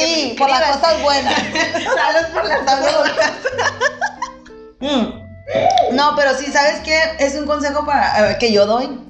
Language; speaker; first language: Spanish; native; Spanish